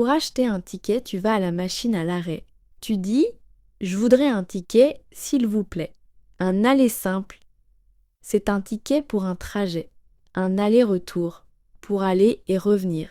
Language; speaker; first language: French; native; French